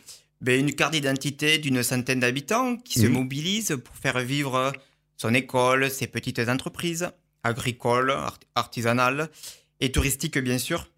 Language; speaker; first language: French; native; French